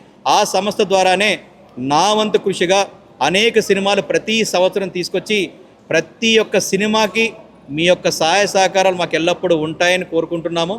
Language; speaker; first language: Telugu; native; Telugu